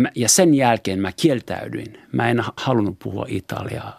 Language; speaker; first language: Finnish; non-native, fluent; French